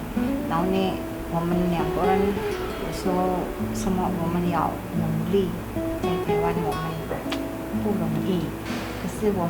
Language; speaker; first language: Chinese; non-native, learner; Vietnamese